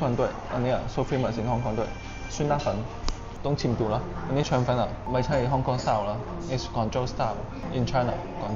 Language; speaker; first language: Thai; non-native, learner; Cantonese